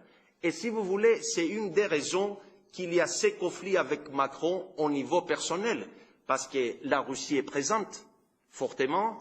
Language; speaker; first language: French; non-native, fluent; Greek